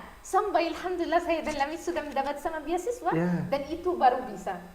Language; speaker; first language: Indonesian; non-native, learner; Arabic